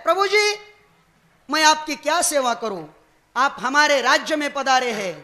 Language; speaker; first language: Hindi; non-native, local second language; Marathi